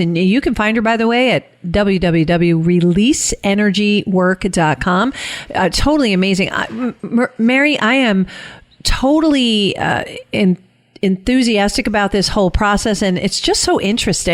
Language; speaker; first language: English; native; English